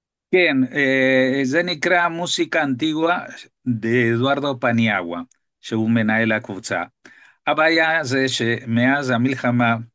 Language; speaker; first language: Hebrew; non-native, fluent; Spanish